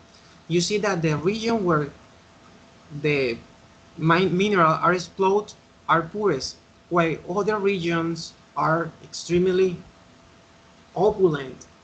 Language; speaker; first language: English; non-native, fluent; Spanish